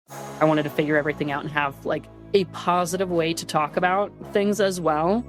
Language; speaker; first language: English; native; English